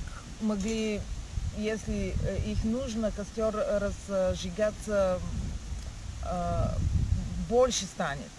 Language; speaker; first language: Russian; non-native, learner; Bulgarian